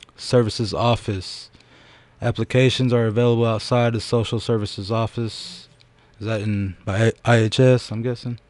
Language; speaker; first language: English; native; English